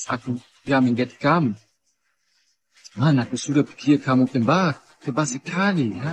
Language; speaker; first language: Indonesian; non-native, learner; English